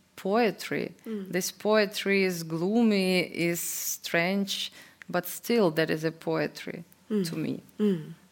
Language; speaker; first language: English; non-native, fluent; Ukrainian